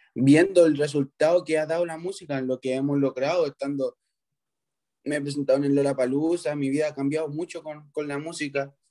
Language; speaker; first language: Spanish; native; Spanish